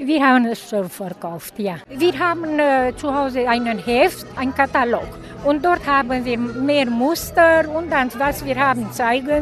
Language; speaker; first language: German; non-native, local second language; Romanian